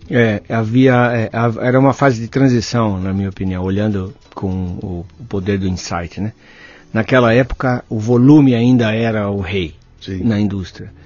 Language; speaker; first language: Portuguese; native; Portuguese